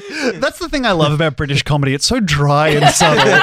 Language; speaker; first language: English; native; English